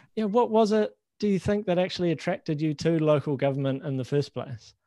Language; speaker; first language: English; native; English